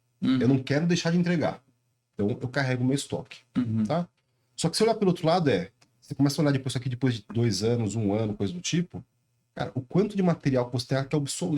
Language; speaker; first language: Portuguese; native; Portuguese